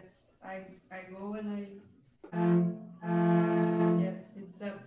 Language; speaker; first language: English; non-native, learner; Portuguese